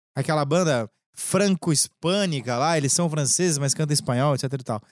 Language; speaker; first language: Portuguese; native; Portuguese